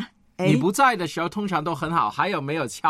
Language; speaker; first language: Chinese; native; Chinese